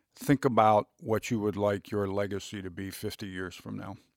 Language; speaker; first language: English; native; English